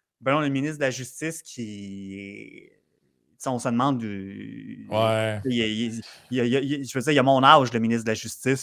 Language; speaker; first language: French; native; French